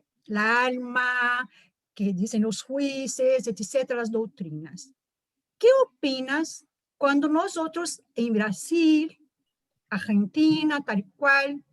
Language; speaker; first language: Spanish; non-native, fluent; Portuguese